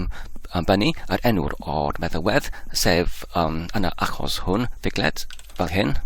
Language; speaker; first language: Welsh; non-native, learner; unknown